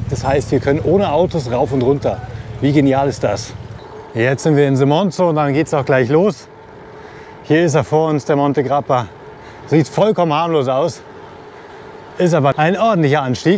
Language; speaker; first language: German; native; German